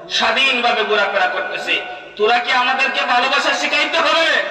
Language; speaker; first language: Bangla; non-native, local second language; Sylheti